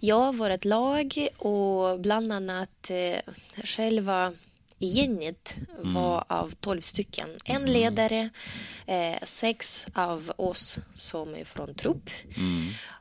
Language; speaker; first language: Swedish; non-native, learner; Russian